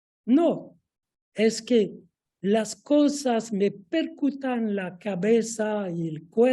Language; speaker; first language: Spanish; non-native, fluent; French